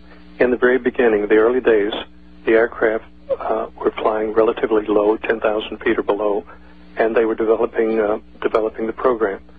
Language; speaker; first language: English; native; English